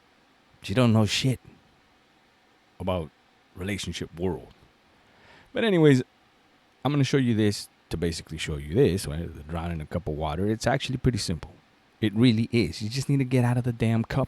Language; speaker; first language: English; native; English